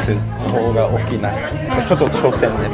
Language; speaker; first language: Japanese; non-native, learner; English